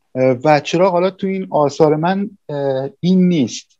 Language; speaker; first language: Persian; native; Persian